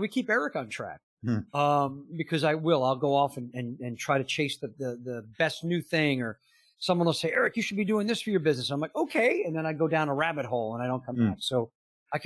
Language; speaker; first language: English; native; English